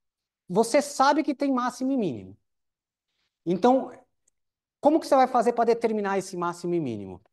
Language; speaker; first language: Portuguese; native; Portuguese